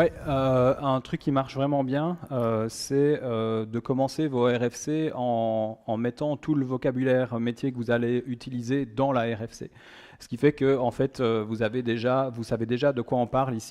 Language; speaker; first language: French; native; French